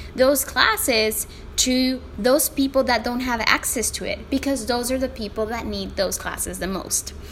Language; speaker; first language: English; non-native, fluent; Spanish